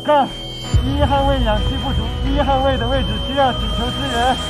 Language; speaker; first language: Chinese; native; Chinese